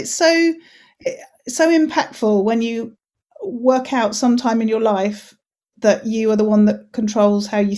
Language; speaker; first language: English; native; English